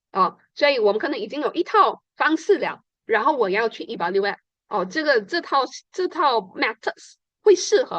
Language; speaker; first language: Chinese; native; Chinese